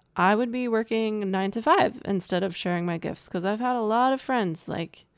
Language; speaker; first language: English; native; English